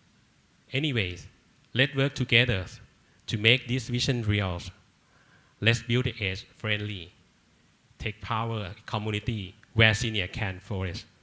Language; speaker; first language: English; non-native, learner; Thai